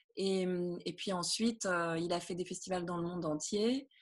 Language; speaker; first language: French; native; French